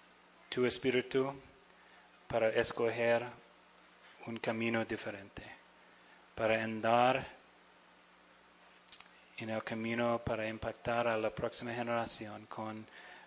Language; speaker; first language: Spanish; non-native, fluent; English